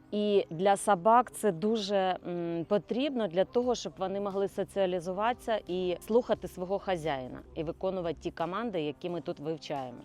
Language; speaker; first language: Ukrainian; native; Ukrainian